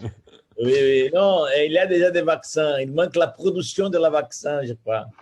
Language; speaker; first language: French; non-native, fluent; Portuguese